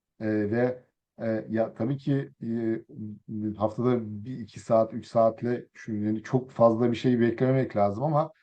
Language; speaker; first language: Turkish; early bilingual, other home language; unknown